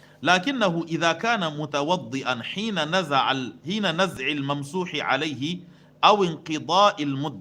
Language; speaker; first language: Arabic; non-native, fluent; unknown